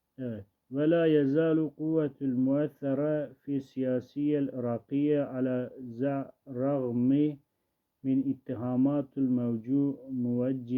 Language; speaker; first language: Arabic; non-native, learner; Turkish